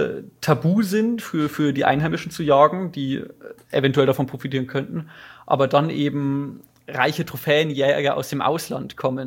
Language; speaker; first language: German; native; German